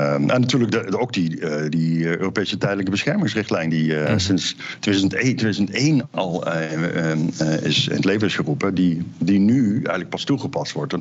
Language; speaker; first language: Dutch; native; Dutch